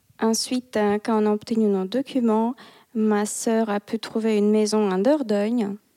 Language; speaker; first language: French; non-native, fluent; Russian